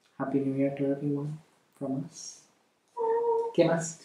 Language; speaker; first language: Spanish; non-native, learner; Malayalam